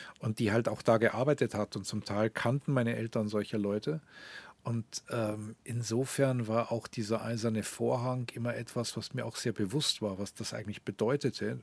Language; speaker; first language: German; native; German